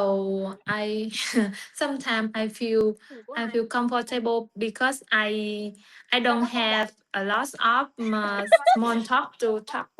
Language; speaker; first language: English; non-native, learner; Vietnamese